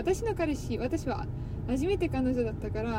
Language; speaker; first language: Japanese; non-native, learner; Italian